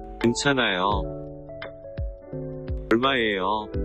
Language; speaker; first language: Korean; non-native, learner; Thai